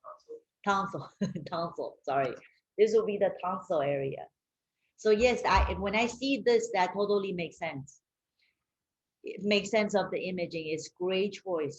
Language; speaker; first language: English; non-native, fluent; Chinese